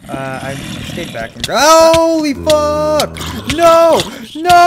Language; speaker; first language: English; native; English